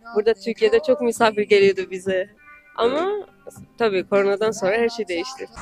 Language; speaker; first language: Turkish; non-native, fluent; Persian